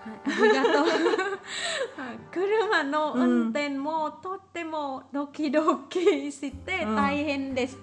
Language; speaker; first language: Japanese; non-native, learner; Vietnamese